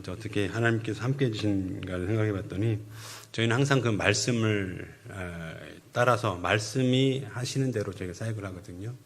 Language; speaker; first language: Korean; native; Korean